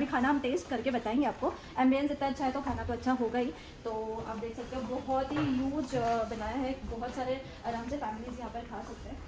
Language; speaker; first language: Hindi; native; Hindi